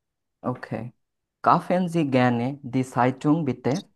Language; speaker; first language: German; non-native, learner; Bangla